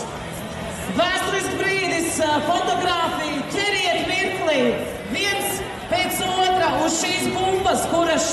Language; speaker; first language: Latvian; native; Latvian